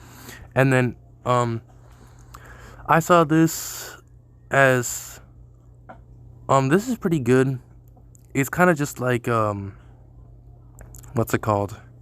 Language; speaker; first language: English; native; English